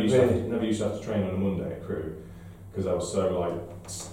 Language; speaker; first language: English; native; English